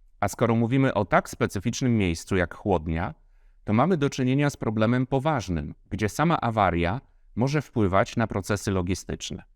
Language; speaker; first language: Polish; native; Polish